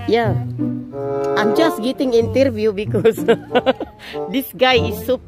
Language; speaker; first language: English; non-native, local second language; Filipino